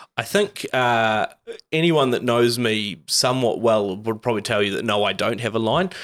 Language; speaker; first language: English; native; English